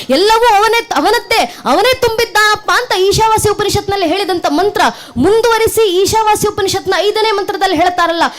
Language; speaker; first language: Kannada; native; Kannada